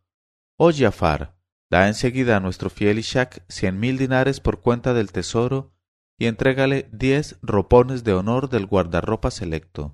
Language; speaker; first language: Spanish; native; Spanish